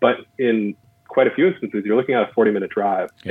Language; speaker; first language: English; native; English